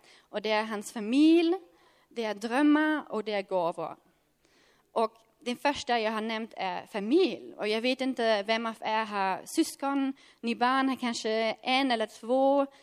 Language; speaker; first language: Swedish; non-native, fluent; German